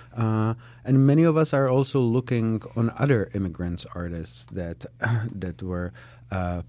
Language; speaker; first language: English; non-native, fluent; Czech